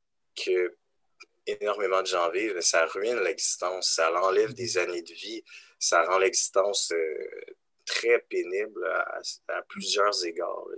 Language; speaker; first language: French; native; French